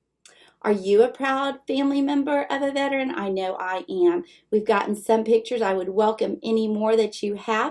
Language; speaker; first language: English; native; English